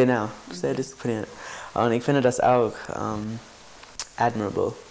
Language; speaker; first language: German; non-native, learner; English